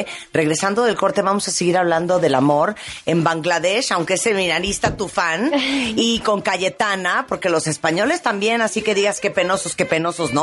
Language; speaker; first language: Spanish; native; Spanish